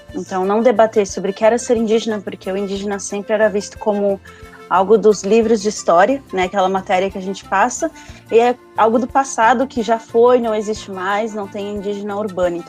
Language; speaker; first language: Portuguese; early bilingual, other home language; Spanish